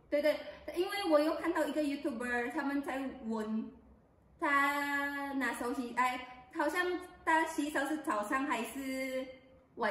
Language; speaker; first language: Chinese; non-native, learner; Filipino